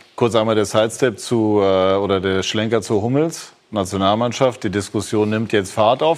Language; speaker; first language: German; native; German